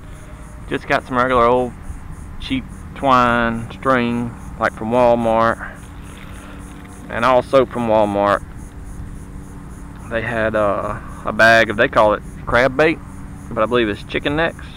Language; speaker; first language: English; native; English